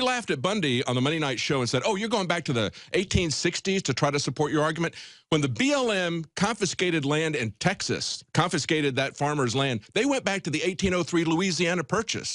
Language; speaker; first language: English; native; English